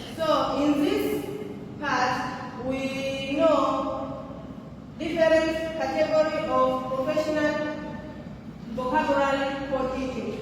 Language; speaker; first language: English; non-native, local second language; Swahili